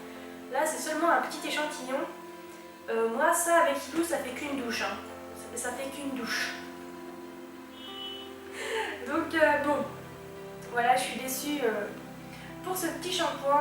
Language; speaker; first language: French; native; French